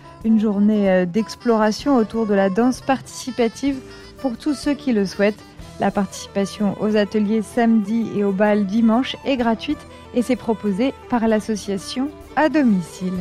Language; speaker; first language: French; native; French